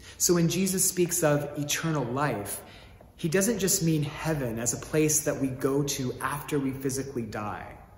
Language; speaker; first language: English; native; English